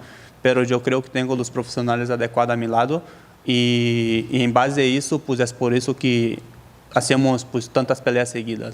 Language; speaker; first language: Spanish; native; Spanish